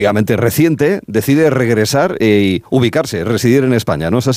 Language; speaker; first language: Spanish; native; Spanish